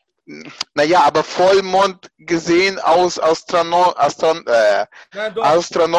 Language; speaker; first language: German; non-native, fluent; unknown